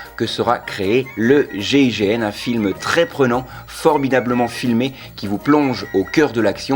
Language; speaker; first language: French; native; French